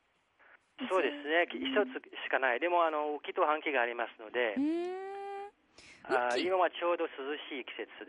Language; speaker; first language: Japanese; non-native, fluent; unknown